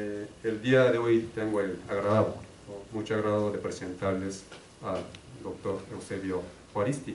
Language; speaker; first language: Spanish; native; Spanish